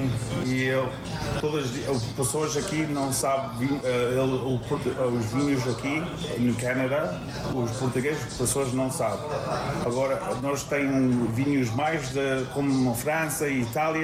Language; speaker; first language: Portuguese; early bilingual, heritage; Portuguese